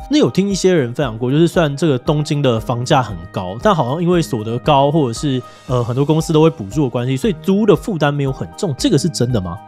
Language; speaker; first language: Chinese; native; Chinese